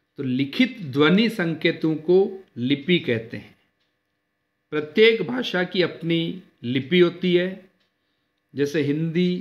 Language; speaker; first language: Hindi; native; Hindi